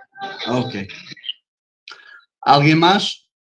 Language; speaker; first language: Spanish; non-native, fluent; Portuguese